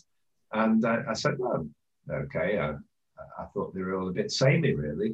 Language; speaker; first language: English; native; English